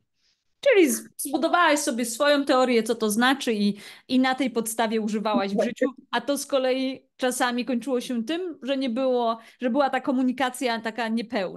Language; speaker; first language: Polish; native; Polish